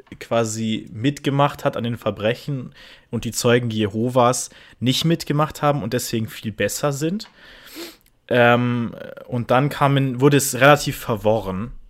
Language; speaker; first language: German; native; German